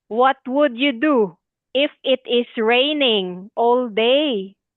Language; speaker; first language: English; non-native, fluent; Filipino